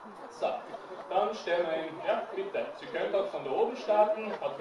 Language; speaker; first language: German; native; German